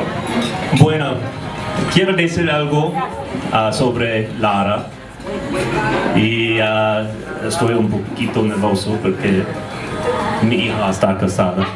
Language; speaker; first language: Spanish; non-native, learner; English